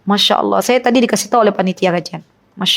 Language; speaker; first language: Indonesian; native; Indonesian